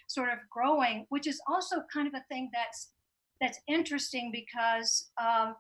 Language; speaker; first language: English; native; English